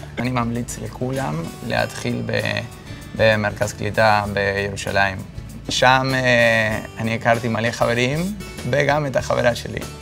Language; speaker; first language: Hebrew; non-native, fluent; Spanish